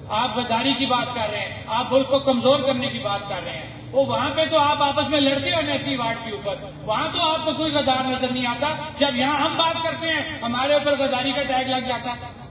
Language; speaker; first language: Urdu; non-native, local second language; Pahari-Potwari